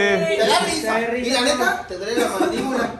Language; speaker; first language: Spanish; native; Spanish